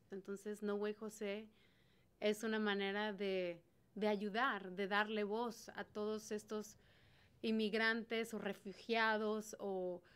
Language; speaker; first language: Spanish; native; Spanish